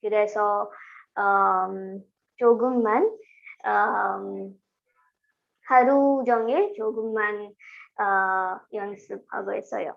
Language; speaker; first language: Korean; non-native, learner; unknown